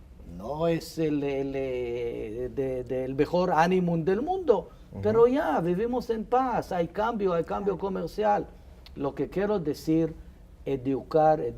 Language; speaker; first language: Spanish; non-native, fluent; Hebrew